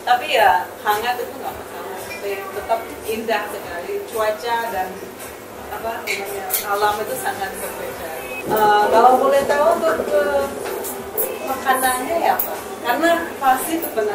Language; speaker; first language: Indonesian; non-native, fluent; Russian